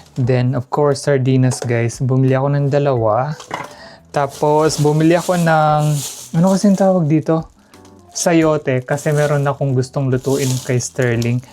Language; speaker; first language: Filipino; non-native, local second language; Pampanga